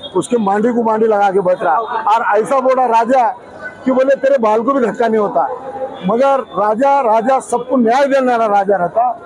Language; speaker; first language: Hindi; non-native, local second language; Marathi